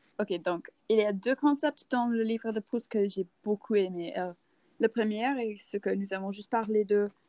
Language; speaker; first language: French; non-native, learner; English